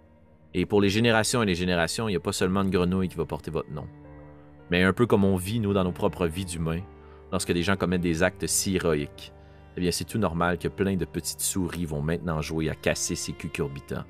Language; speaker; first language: French; native; French